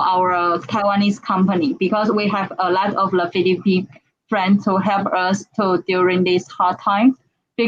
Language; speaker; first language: English; non-native, learner; Chinese